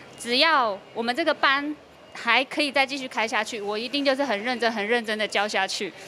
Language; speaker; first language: Chinese; native; Chinese